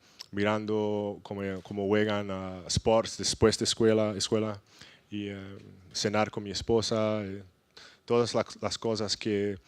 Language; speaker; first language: Spanish; non-native, learner; English